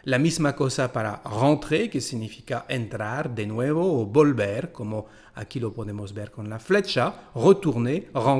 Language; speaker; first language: Spanish; non-native, fluent; French